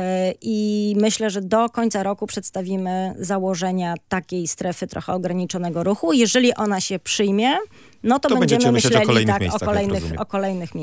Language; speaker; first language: Polish; native; Polish